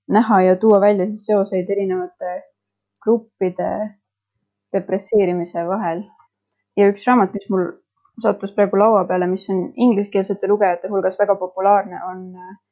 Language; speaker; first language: Estonian; native; Estonian